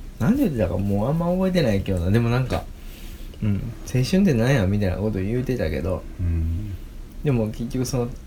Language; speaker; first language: Japanese; native; Japanese